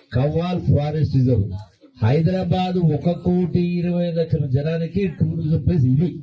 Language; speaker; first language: Telugu; native; Telugu